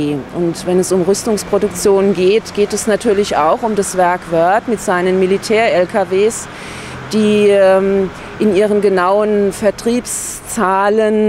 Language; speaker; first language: German; native; German